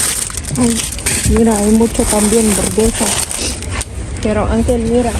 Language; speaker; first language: Spanish; non-native, learner; Filipino